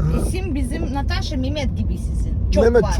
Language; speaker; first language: Turkish; non-native, learner; Russian